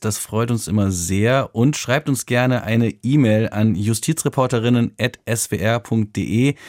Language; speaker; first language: German; native; German